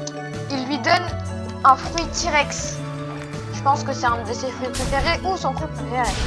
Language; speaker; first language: French; native; French